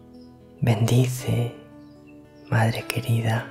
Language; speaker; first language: Spanish; native; Spanish